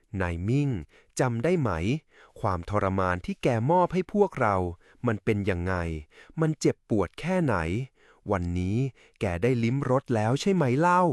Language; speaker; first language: Thai; native; Thai